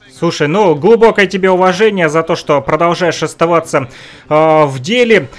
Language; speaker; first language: Russian; native; Russian